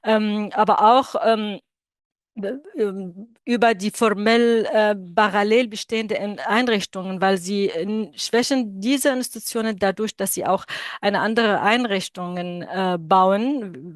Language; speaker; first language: German; non-native, fluent; Arabic